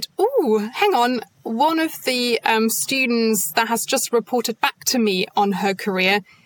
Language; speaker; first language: English; non-native, fluent; German